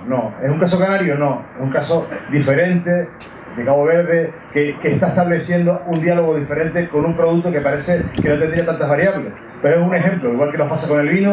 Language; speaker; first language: Spanish; native; Spanish